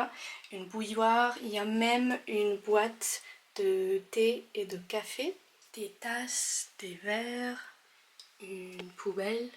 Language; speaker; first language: French; non-native, fluent; English